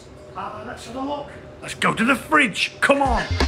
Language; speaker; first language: English; native; English